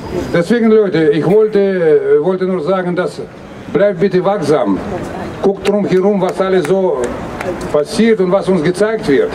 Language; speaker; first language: German; non-native, fluent; Russian